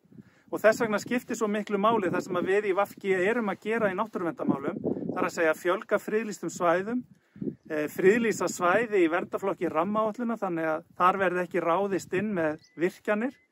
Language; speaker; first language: Icelandic; native; Icelandic